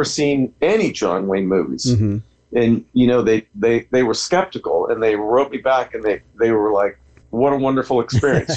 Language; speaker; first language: English; native; English